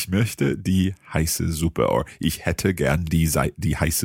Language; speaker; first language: German; non-native, learner; English